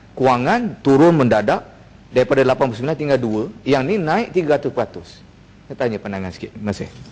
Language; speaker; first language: Malay; native; Malay